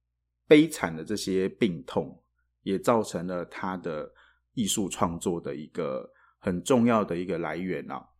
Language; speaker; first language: Chinese; native; Chinese